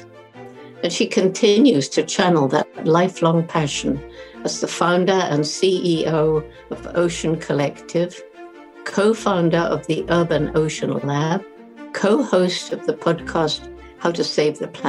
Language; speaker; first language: English; native; English